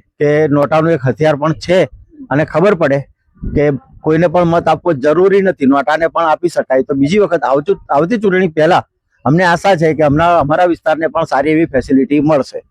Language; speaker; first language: Gujarati; native; Gujarati